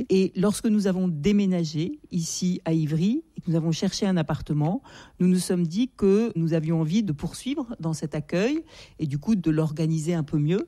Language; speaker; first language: French; native; French